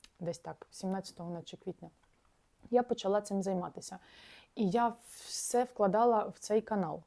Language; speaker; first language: Ukrainian; non-native, local second language; Russian